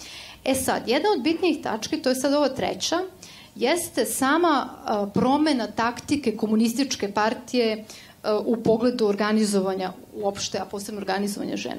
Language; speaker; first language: Serbian; native; Serbian